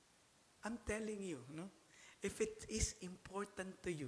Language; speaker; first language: English; non-native, local second language; Filipino